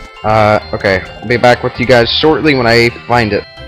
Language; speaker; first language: English; native; English